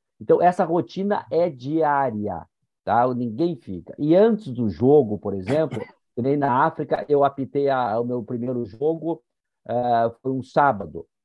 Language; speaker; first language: Portuguese; native; Portuguese